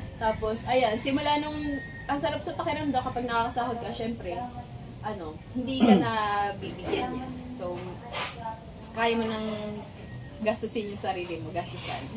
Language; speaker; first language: Filipino; native; Filipino